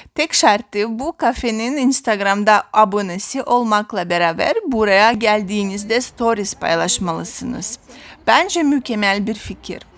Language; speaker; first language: Turkish; non-native, fluent; Russian